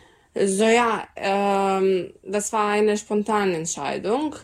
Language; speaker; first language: German; non-native, learner; Serbian